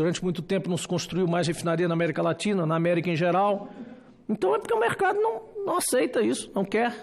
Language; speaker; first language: Portuguese; native; Portuguese